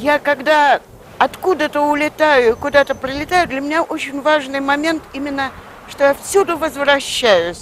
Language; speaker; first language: Russian; native; Russian